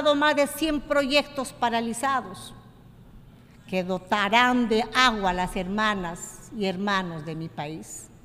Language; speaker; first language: Spanish; native; Spanish